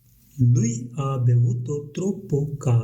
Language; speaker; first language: Italian; non-native, learner; Urdu